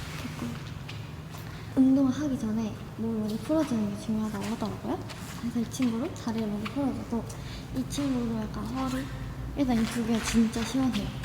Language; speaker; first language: Korean; native; Korean